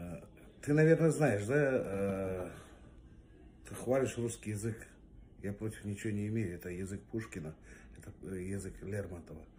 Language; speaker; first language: Russian; non-native, local second language; Kazakh